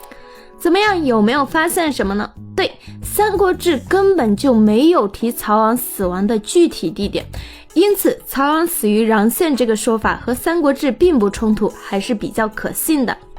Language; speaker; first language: Chinese; native; Chinese